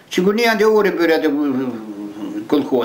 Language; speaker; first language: Swedish; early bilingual, heritage; Swedish